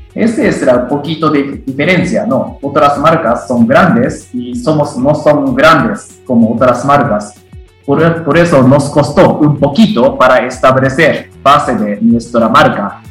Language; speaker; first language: Spanish; non-native, fluent; Japanese